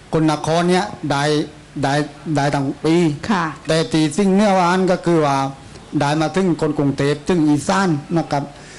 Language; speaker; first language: Thai; native; Thai